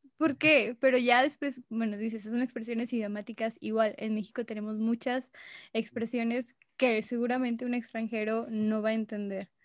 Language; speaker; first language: Spanish; native; Spanish